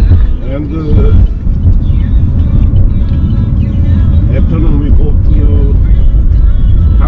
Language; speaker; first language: English; non-native, learner; Korean